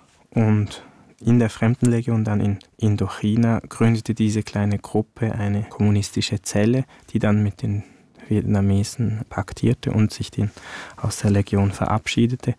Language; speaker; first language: German; early bilingual, other home language; Vietnamese